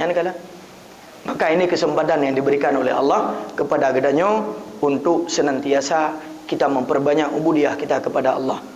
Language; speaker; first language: Malay; non-native, local second language; Achinese